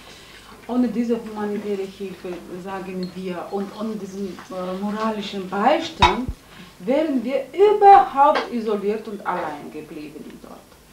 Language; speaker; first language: German; non-native, fluent; Georgian